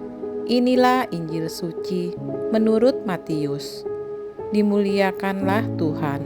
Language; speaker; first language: Indonesian; native; Indonesian